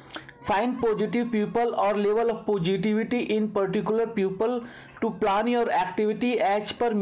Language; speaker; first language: English; non-native, local second language; Hindi